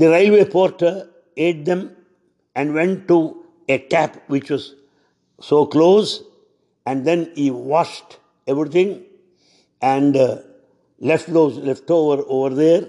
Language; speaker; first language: English; non-native, local second language; Telugu